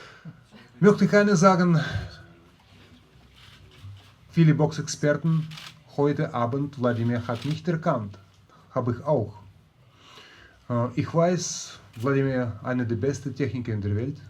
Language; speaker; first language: German; non-native, learner; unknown